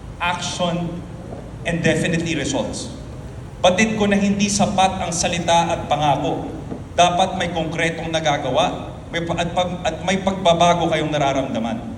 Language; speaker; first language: Filipino; native; Filipino